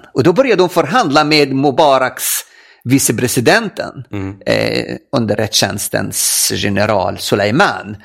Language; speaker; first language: Swedish; non-native, fluent; Arabic